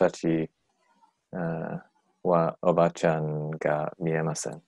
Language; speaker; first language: Japanese; non-native, learner; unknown